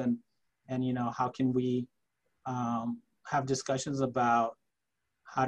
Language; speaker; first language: English; early bilingual, other home language; Spanish